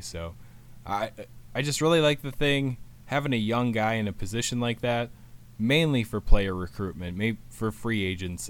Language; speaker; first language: English; native; English